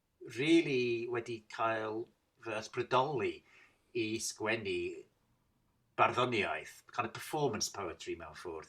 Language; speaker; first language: Welsh; non-native, fluent; English